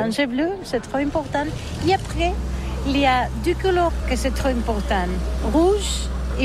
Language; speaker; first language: French; non-native, learner; Catalan